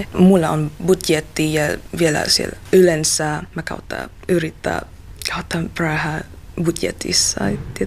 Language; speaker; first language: Finnish; non-native, learner; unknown